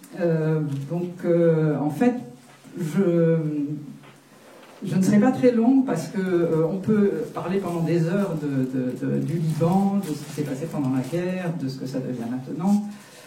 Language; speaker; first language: French; native; French